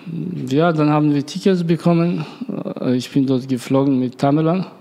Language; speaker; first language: German; non-native, learner; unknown